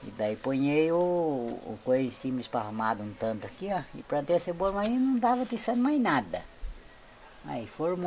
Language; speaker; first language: Portuguese; native; Portuguese